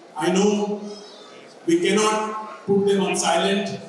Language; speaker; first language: English; non-native, local second language; Marathi